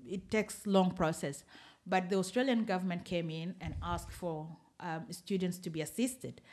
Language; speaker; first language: English; non-native, fluent; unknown